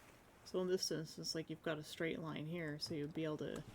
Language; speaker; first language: English; native; English